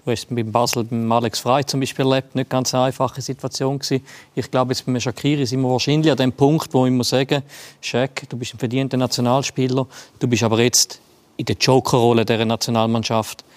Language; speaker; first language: German; native; German